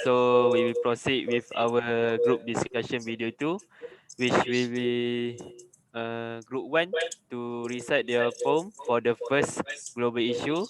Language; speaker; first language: English; non-native, local second language; Malay